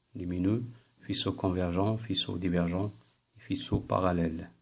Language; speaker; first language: French; non-native, local second language; Arabic